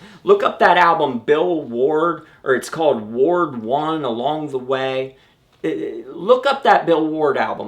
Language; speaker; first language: English; native; English